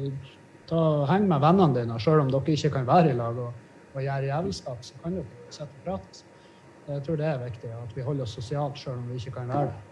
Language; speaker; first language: Norwegian; native; Norwegian